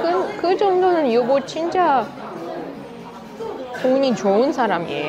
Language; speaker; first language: Korean; non-native, learner; Russian